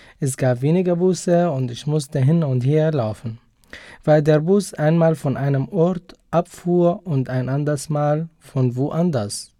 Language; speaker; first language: German; non-native, fluent; Arabic